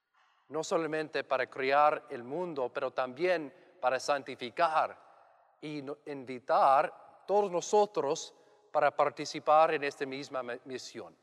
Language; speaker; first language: Spanish; non-native, learner; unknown